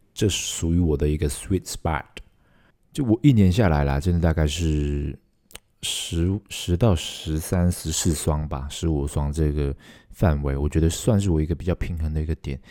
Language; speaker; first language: Chinese; non-native, local second language; Cantonese